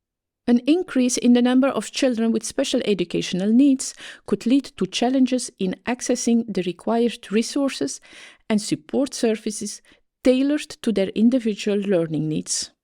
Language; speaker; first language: English; non-native, fluent; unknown